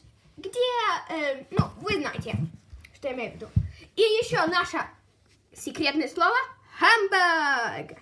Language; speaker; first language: Russian; early bilingual, heritage; Russian